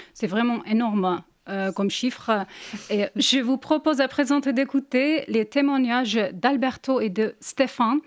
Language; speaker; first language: French; native; French